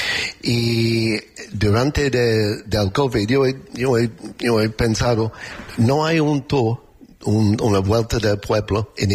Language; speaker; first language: Spanish; non-native, learner; English